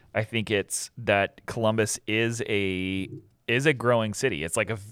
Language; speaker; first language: English; native; English